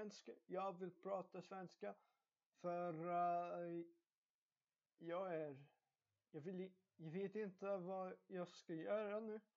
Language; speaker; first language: Swedish; non-native, learner; English